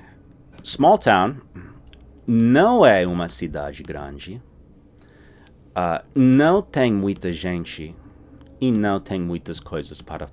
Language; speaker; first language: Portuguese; non-native, fluent; English